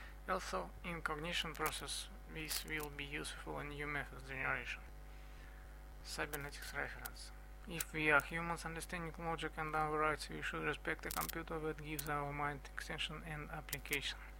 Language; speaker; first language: English; non-native, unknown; Russian